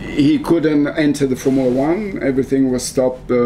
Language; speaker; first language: English; non-native, fluent; Spanish